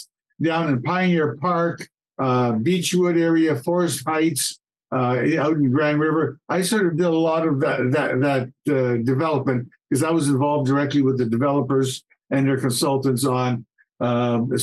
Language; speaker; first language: English; native; English